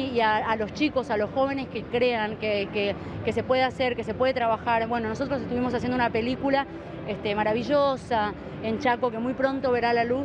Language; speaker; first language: Spanish; native; Spanish